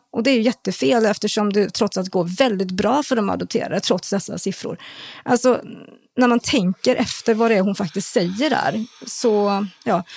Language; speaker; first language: Swedish; native; Swedish